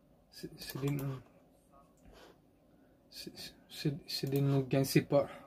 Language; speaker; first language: French; native; French